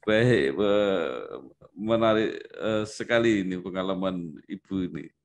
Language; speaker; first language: Indonesian; native; Indonesian